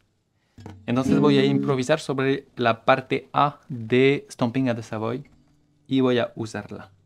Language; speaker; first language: Spanish; non-native, fluent; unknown